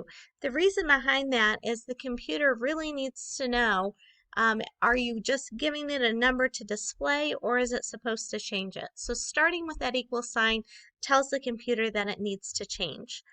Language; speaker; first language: English; native; English